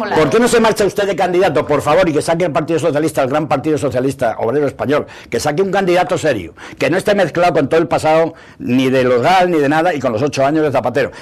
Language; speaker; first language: Spanish; native; Spanish